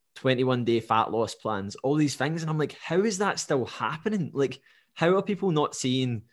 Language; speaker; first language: English; native; English